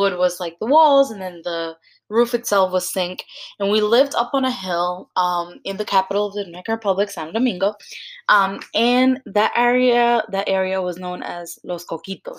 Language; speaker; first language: English; early bilingual, other home language; Spanish